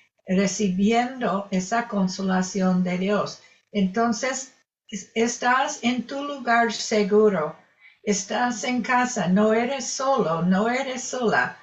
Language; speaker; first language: Spanish; non-native, fluent; English